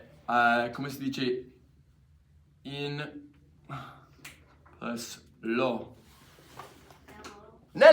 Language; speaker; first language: Italian; non-native, fluent; English